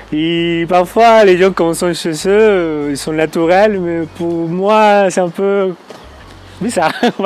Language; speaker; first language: French; non-native, fluent; Spanish